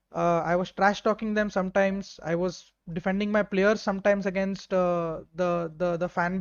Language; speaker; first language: English; non-native, local second language; Hindi